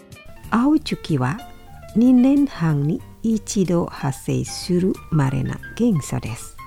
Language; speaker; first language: Japanese; non-native, fluent; Indonesian